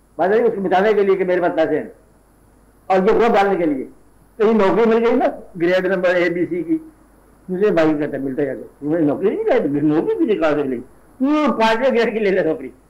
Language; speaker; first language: Urdu; non-native, local second language; Punjabi